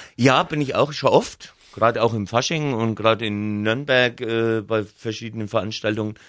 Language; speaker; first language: German; native; German